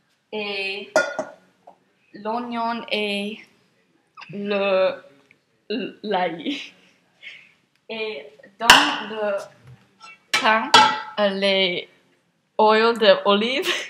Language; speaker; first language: French; non-native, learner; English